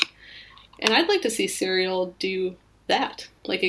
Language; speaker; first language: English; native; English